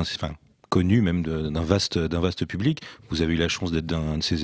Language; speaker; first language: French; native; French